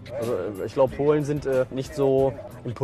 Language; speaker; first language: German; early bilingual, other home language; Polish